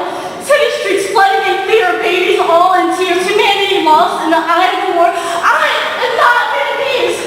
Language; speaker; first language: English; early bilingual, heritage; Vietnamese